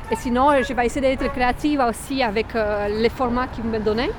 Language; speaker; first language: French; non-native, fluent; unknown